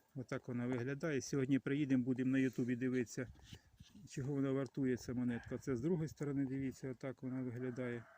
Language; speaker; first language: Ukrainian; native; Ukrainian